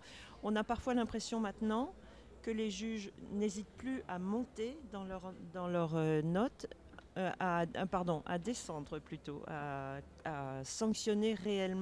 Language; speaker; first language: French; native; French